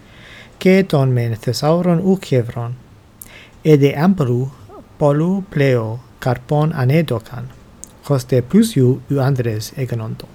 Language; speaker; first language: Greek; non-native, learner; English